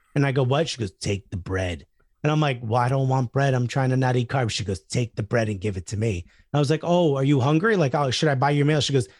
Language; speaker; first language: English; native; English